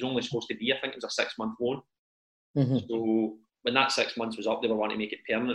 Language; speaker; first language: English; native; English